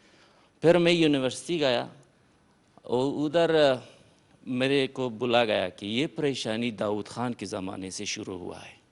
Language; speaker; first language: Hindi; non-native, fluent; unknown